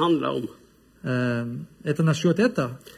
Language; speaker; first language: Russian; non-native, learner; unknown